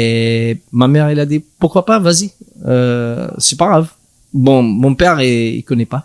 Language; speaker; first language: French; non-native, learner; English